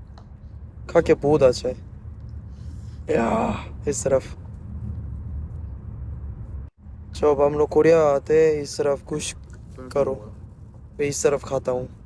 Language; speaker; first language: Hindi; non-native, learner; Korean